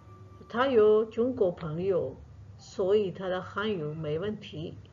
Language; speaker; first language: Chinese; non-native, fluent; Urdu